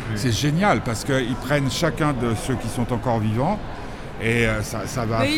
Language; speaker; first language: French; native; French